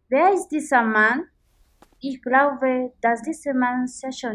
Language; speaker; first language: German; non-native, learner; Spanish